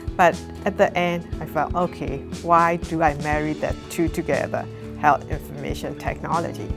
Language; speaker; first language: English; non-native, fluent; Burmese